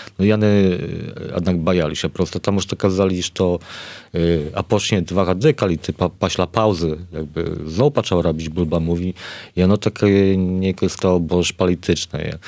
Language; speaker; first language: Polish; non-native, learner; Belarusian